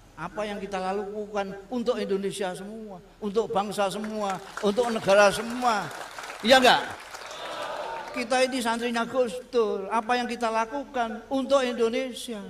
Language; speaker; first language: Indonesian; non-native, local second language; Javanese